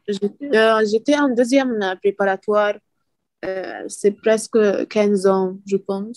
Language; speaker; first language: French; non-native, learner; Arabic